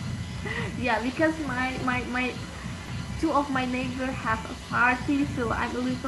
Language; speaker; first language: English; non-native, fluent; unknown